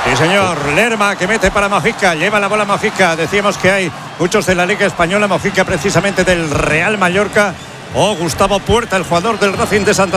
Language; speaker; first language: Spanish; native; Spanish